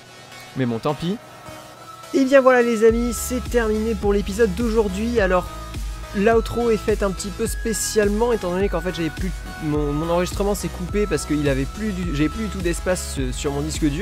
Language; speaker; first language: French; native; French